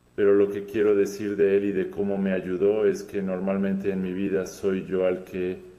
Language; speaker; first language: Spanish; non-native, fluent; Serbian